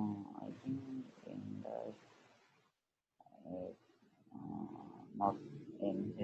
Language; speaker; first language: English; non-native, learner; Indonesian